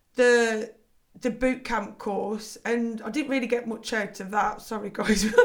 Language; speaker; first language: English; native; English